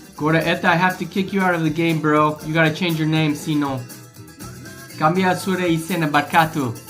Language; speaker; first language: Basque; non-native, learner; English